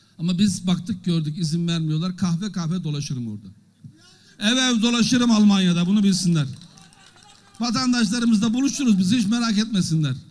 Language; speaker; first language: Turkish; native; Turkish